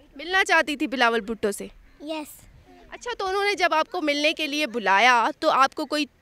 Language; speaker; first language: Urdu; native; Urdu